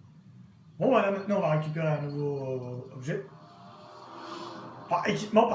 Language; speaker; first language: French; native; French